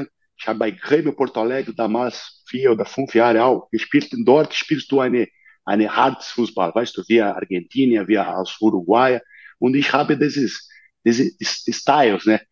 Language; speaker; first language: German; non-native, learner; Portuguese